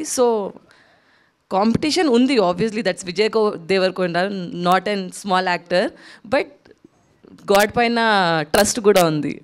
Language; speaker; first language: Telugu; non-native, local second language; Hindi